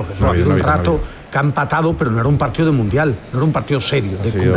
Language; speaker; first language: Spanish; native; Spanish